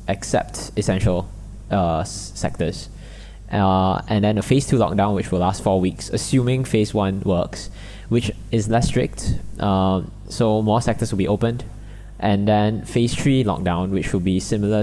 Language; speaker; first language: English; non-native, local second language; Chinese